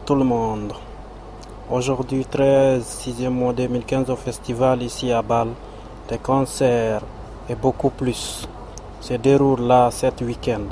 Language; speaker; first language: French; non-native, local second language; Fula